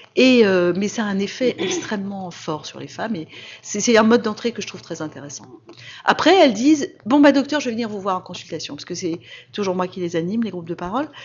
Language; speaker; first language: French; native; French